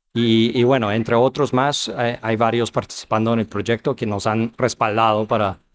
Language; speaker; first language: Spanish; non-native, fluent; English